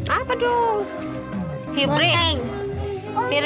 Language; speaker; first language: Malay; non-native, local second language; Sundanese